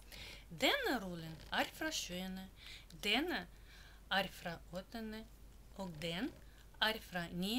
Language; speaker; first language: Norwegian; non-native, learner; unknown